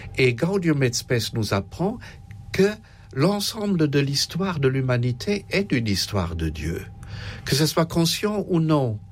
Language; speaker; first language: French; non-native, fluent; German